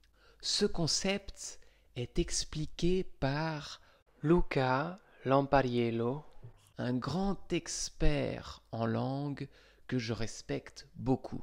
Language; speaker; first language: French; non-native, fluent; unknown